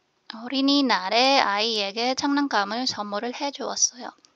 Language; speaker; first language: Korean; non-native, fluent; Filipino